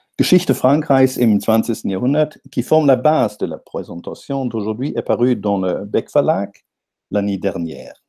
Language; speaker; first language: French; non-native, fluent; Italian